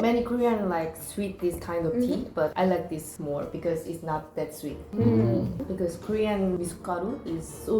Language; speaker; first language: English; non-native, learner; Korean